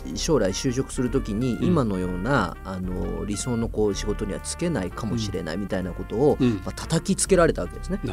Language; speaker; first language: Japanese; native; Japanese